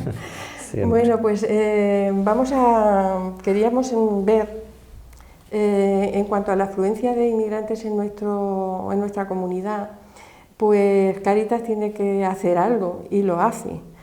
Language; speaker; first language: Spanish; native; Spanish